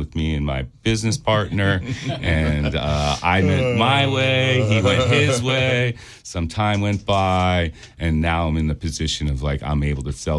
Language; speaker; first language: English; native; English